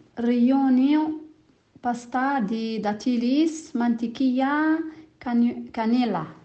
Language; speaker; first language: Spanish; non-native, learner; Kabyle